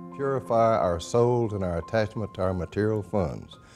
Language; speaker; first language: English; native; English